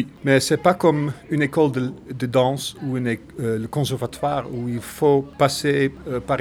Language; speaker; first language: French; non-native, fluent; Dutch